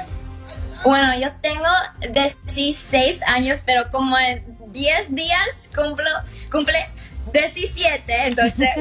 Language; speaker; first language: Spanish; early bilingual, heritage; English